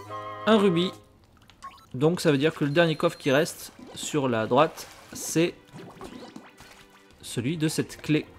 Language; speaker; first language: French; native; French